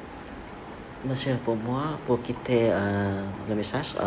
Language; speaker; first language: French; non-native, learner; Vietnamese